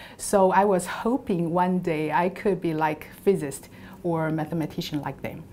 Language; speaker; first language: English; non-native, fluent; Chinese